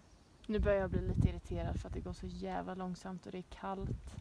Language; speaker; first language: Swedish; native; Swedish